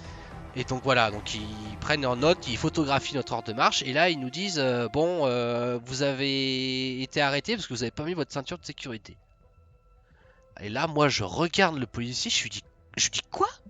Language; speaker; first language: French; native; French